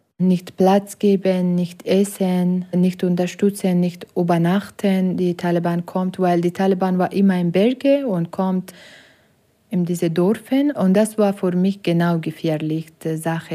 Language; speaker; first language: German; non-native, learner; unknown